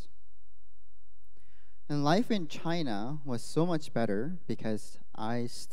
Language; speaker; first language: English; non-native, fluent; Korean